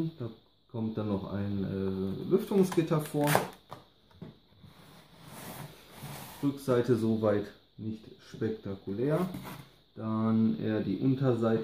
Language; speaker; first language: German; native; German